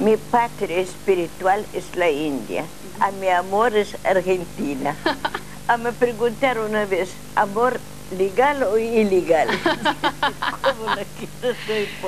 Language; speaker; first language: Spanish; non-native, learner; Russian